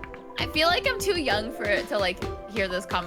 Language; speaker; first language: English; native; English